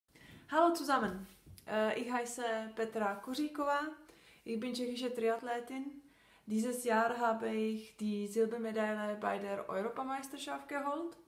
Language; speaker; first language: German; non-native, fluent; Czech